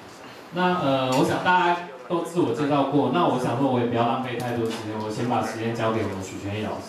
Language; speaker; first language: Chinese; native; Chinese